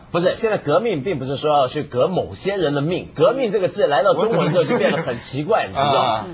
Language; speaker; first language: Chinese; non-native, local second language; Cantonese